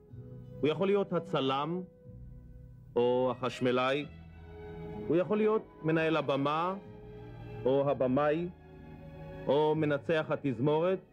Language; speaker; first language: Hebrew; native; Hebrew